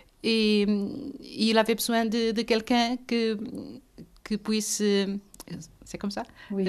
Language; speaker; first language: French; non-native, local second language; Portuguese